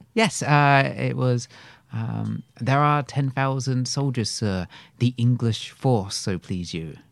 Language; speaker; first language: English; native; English